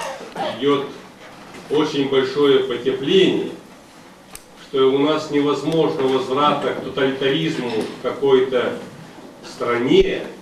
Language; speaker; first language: Russian; native; Russian